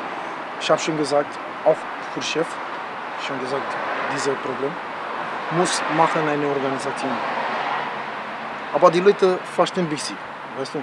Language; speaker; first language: German; non-native, learner; Romanian